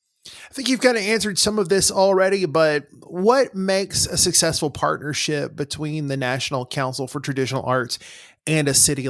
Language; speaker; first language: English; native; English